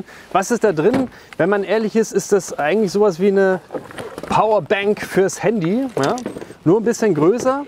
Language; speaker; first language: German; native; German